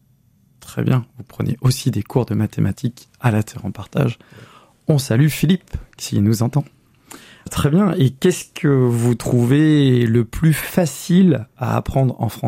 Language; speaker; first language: French; native; French